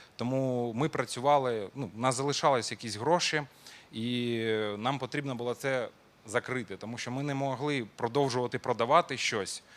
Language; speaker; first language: Ukrainian; non-native, local second language; Russian